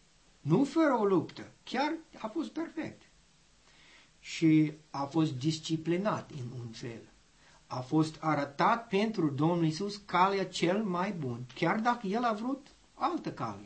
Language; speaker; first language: Romanian; non-native, learner; English